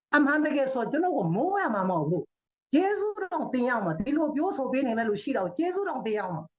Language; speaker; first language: Burmese; non-native, local second language; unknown